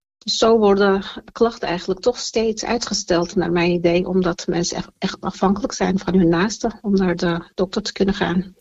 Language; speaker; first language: Dutch; early bilingual, other home language; Turkish